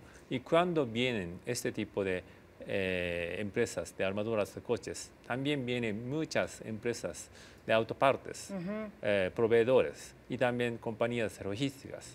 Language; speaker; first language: Spanish; non-native, fluent; Japanese